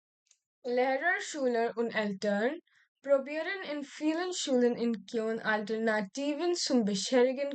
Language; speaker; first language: German; non-native, learner; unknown